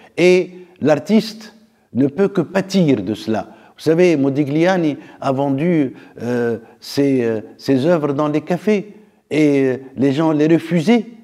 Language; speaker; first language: French; non-native, local second language; Arabic